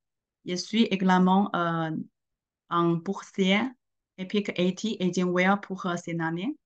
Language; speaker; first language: French; non-native, learner; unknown